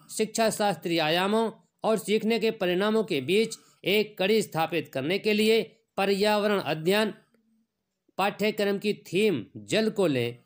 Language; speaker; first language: Hindi; native; Hindi